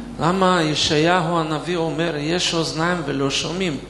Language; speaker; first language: Hebrew; non-native, fluent; Russian